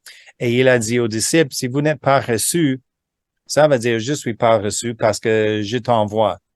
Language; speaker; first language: French; non-native, fluent; English